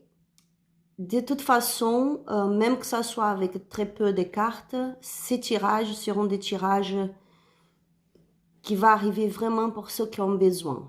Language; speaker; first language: French; non-native, learner; Spanish